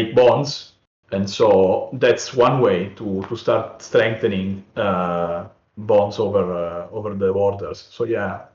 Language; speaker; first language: English; non-native, fluent; Italian